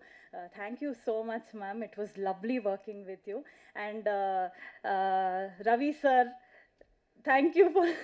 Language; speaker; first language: Tamil; non-native, learner; Kannada